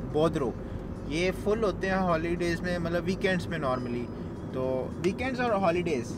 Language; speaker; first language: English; non-native, local second language; Hindi